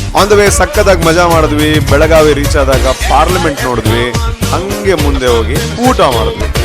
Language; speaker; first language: Kannada; non-native, local second language; Tulu